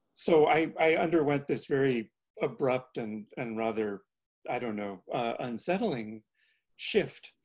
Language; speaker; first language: English; native; English